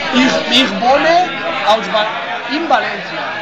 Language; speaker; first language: German; non-native, learner; Spanish